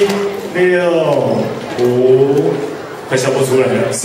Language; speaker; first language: Chinese; native; Chinese